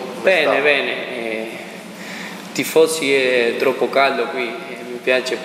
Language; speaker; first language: Italian; non-native, learner; Spanish